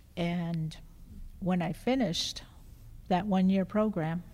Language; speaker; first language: English; native; English